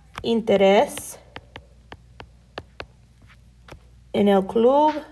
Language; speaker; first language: Spanish; non-native, fluent; English